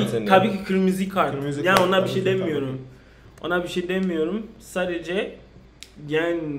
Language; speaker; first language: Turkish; non-native, learner; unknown